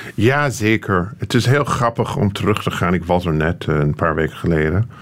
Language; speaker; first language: Dutch; non-native, fluent; English